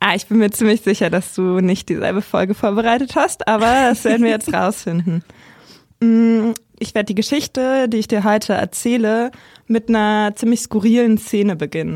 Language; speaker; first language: German; native; German